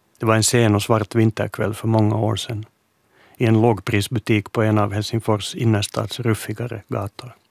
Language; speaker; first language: Swedish; native; Swedish